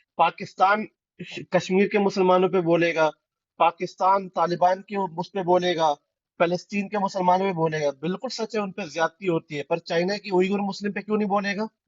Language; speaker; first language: Hindi; native; Hindi